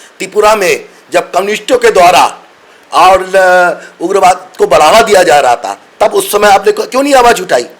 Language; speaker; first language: Hindi; non-native, local second language; Bangla